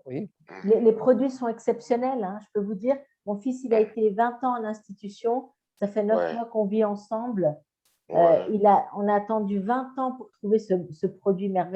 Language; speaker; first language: French; native; French